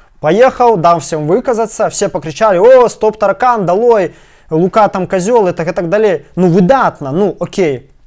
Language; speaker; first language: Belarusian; non-native, local second language; Russian